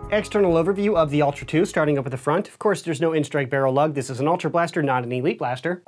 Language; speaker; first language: English; native; English